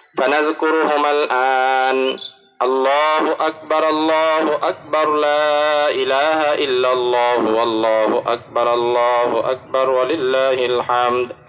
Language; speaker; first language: Arabic; non-native, fluent; Bangla